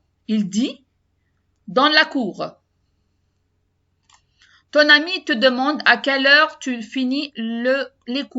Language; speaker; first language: French; non-native, learner; Arabic